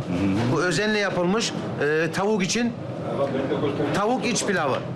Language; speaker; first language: Turkish; native; Turkish